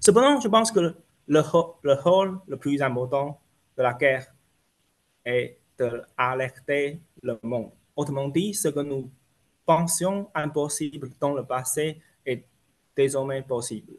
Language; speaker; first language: French; non-native, fluent; Chinese